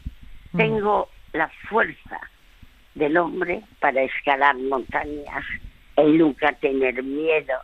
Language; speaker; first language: Spanish; early bilingual, other home language; French